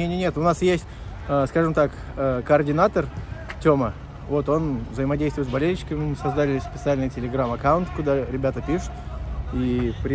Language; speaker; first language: Russian; native; Russian